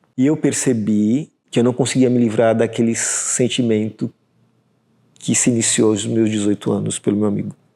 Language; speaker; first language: Portuguese; native; Portuguese